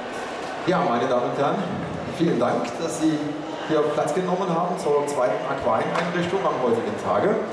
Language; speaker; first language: German; native; German